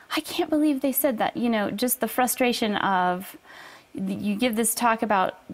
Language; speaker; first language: English; native; English